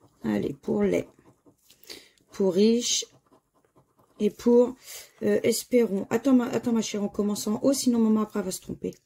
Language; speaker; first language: French; native; French